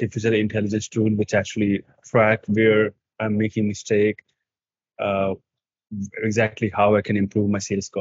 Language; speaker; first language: English; non-native, local second language; Hindi